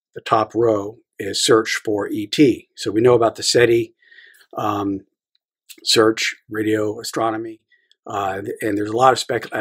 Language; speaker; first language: English; native; English